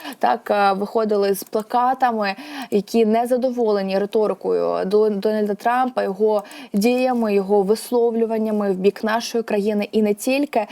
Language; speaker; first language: Ukrainian; native; Ukrainian